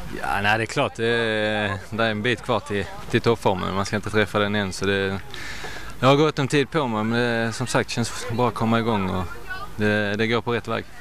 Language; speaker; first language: Swedish; native; Swedish